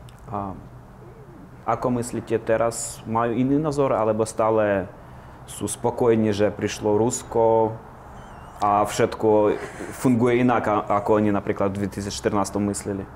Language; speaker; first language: Slovak; non-native, fluent; Ukrainian